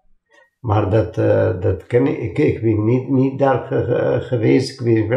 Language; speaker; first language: Dutch; non-native, fluent; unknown